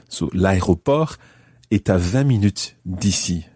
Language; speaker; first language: French; non-native, fluent; English